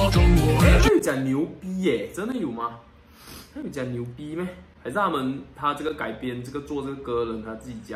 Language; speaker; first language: Chinese; native; Chinese